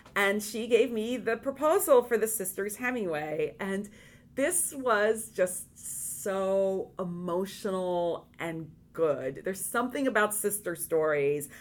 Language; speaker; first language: English; native; English